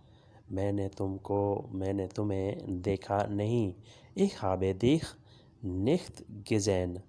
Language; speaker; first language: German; non-native, fluent; Urdu